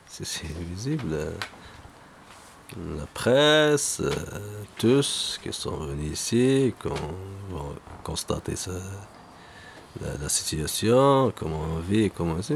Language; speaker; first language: French; non-native, local second language; Arabic